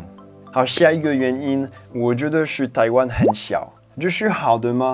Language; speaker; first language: Chinese; non-native, fluent; French